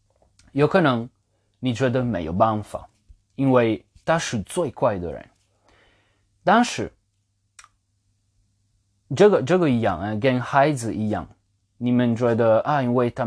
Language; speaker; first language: Chinese; non-native, fluent; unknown